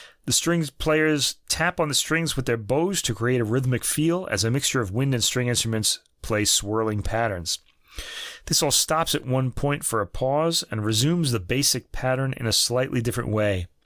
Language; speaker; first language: English; native; English